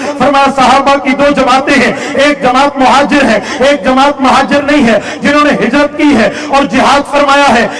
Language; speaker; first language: Urdu; non-native, local second language; Saraiki